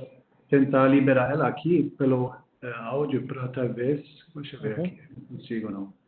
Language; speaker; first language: Portuguese; non-native, fluent; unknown